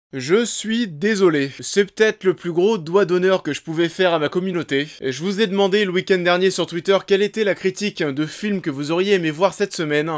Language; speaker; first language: French; native; French